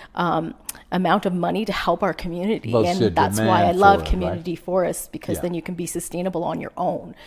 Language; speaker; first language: English; native; English